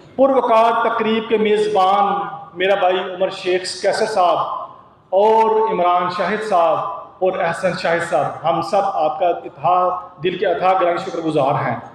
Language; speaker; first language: Urdu; native; Urdu